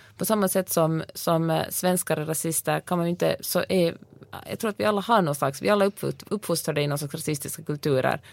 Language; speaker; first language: Swedish; native; Swedish